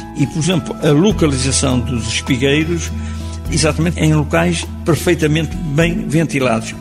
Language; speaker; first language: Portuguese; native; Portuguese